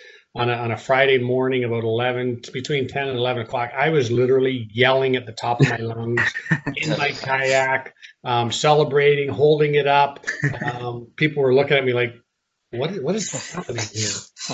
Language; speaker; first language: English; native; English